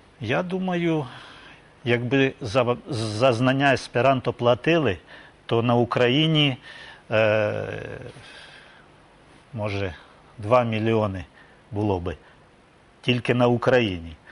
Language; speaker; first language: Ukrainian; non-native, local second language; Russian